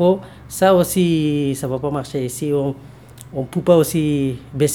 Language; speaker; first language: French; non-native, learner; Bangla